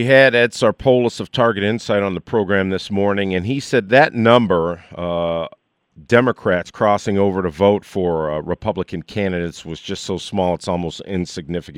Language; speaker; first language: English; native; English